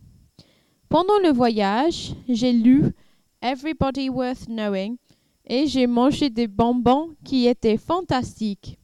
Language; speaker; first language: French; non-native, learner; English